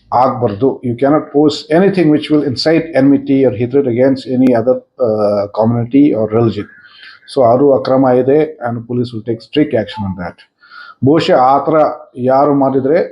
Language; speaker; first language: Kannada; non-native, fluent; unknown